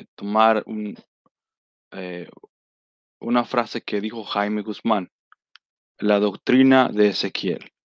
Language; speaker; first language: Spanish; early bilingual, heritage; Spanish